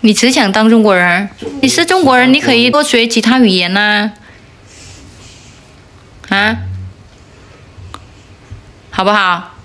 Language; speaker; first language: Chinese; non-native, fluent; Vietnamese